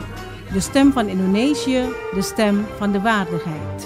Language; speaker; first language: Dutch; non-native, fluent; Indonesian